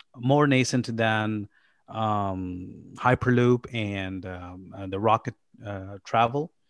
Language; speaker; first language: English; non-native, local second language; Urdu